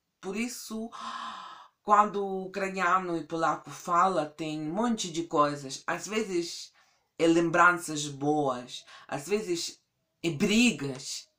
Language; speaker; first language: Portuguese; non-native, fluent; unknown